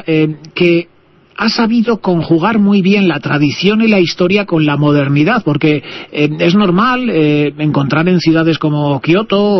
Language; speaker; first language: Spanish; native; Spanish